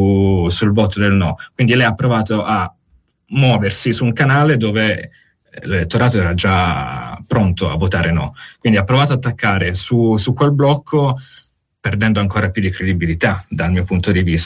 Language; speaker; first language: Italian; native; Italian